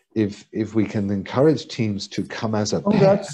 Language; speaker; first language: English; native; English